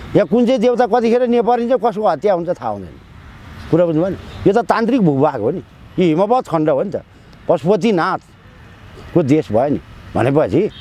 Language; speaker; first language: Nepali; native; Nepali